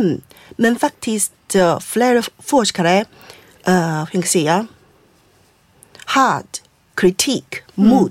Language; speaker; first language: Swedish; non-native, fluent; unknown